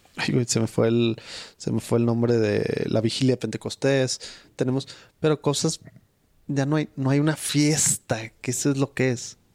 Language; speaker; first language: Spanish; native; Spanish